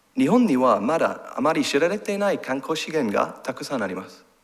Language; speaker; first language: Japanese; non-native, learner; English